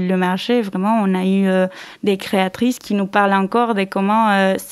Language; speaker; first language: French; non-native, fluent; Spanish